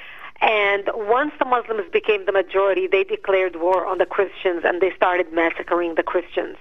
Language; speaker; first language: English; non-native, fluent; Arabic